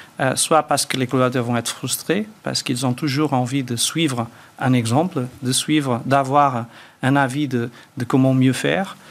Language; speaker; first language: French; early bilingual, other home language; Portuguese